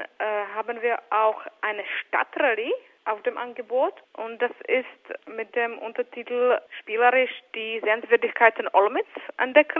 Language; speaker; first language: German; non-native, fluent; Czech